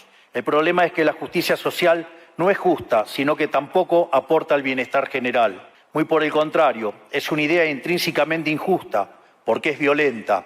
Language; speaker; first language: Spanish; native; Spanish